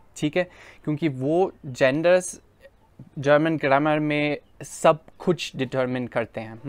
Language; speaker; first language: Hindi; non-native, fluent; German